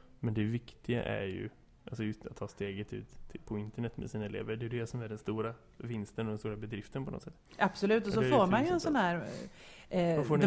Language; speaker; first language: Swedish; native; Swedish